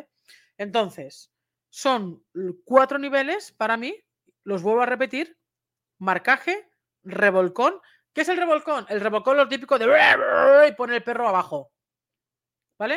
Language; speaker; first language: Spanish; native; Spanish